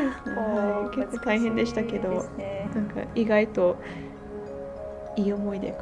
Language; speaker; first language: Japanese; non-native, fluent; English